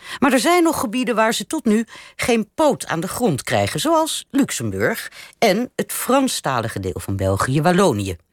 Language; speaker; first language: Dutch; native; Dutch